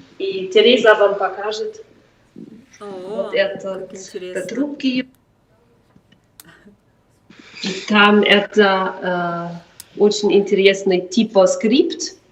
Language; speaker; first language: Russian; non-native, fluent; German